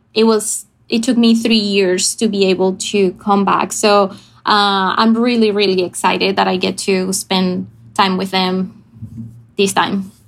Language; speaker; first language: English; non-native, fluent; Spanish